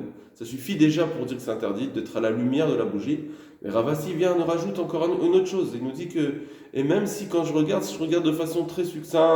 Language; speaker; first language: French; native; French